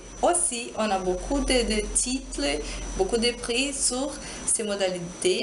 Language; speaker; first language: French; non-native, learner; Portuguese